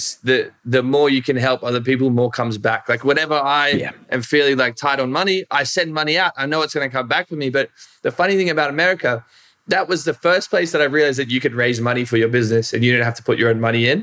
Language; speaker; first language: English; native; English